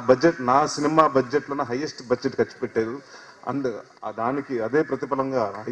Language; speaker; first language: Telugu; native; Telugu